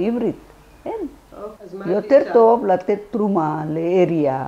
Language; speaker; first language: Hebrew; non-native, fluent; Marathi